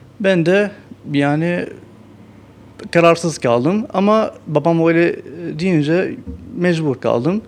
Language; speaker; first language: Turkish; non-native, learner; Arabic